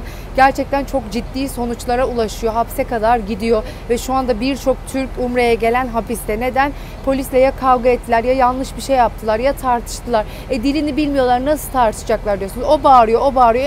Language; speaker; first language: Turkish; native; Turkish